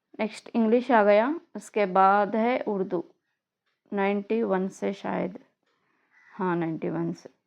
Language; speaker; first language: Urdu; native; Urdu